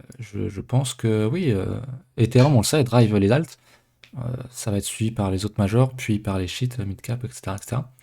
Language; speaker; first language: French; native; French